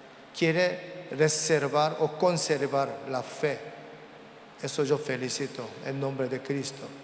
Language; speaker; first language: Spanish; non-native, learner; Korean